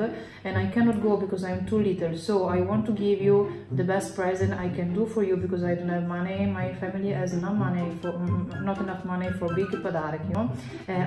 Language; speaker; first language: English; non-native, fluent; Italian